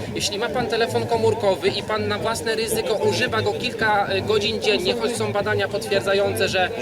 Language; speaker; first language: Polish; native; Polish